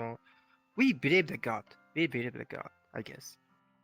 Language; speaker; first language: English; non-native, learner; Japanese